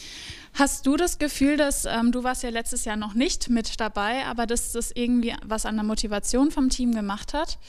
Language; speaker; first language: German; native; German